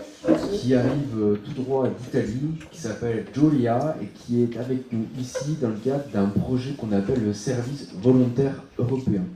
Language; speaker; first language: French; native; French